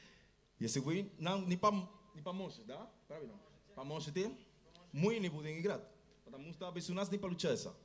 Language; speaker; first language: Russian; non-native, learner; Spanish